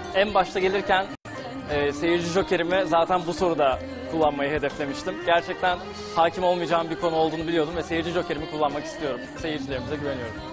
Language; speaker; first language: Turkish; early bilingual, other home language; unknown